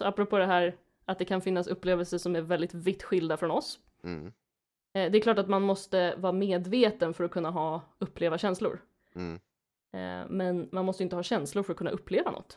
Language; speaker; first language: Swedish; native; Swedish